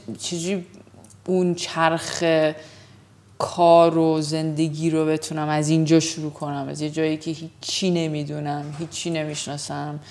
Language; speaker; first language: Persian; early bilingual, heritage; Persian